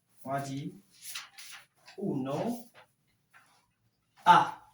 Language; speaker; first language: Italian; non-native, fluent; French